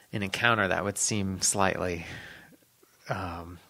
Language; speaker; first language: English; native; English